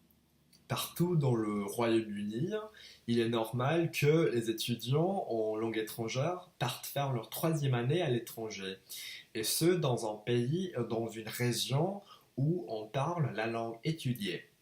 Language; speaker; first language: French; non-native, fluent; English